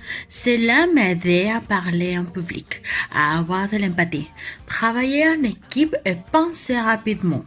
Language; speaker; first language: French; non-native, fluent; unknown